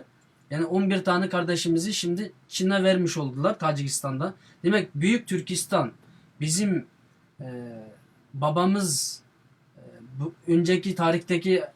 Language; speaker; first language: Turkish; non-native, fluent; Uyghur